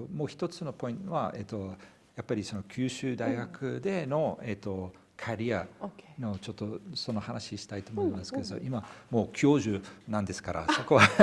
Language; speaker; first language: Japanese; non-native, fluent; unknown